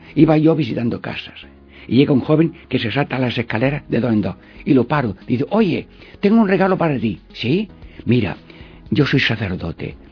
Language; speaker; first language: Spanish; native; Spanish